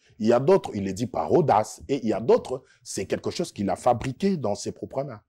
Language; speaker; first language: French; non-native, local second language; Lingala